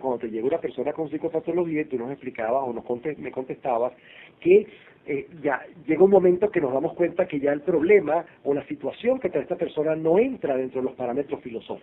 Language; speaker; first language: Spanish; native; Spanish